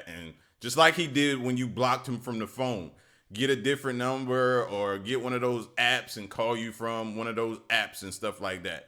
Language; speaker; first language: English; native; English